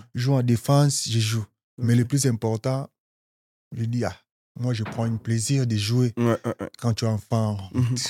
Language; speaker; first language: French; non-native, local second language; Lingala